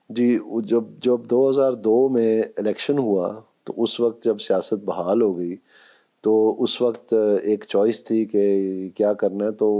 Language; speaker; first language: Urdu; non-native, local second language; Punjabi